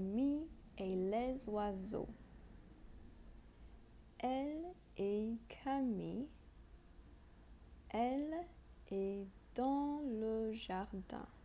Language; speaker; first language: French; non-native, fluent; English